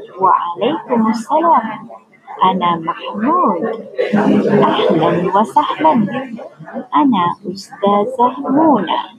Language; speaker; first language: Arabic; non-native, fluent; Malay